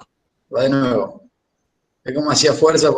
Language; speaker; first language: Spanish; native; Spanish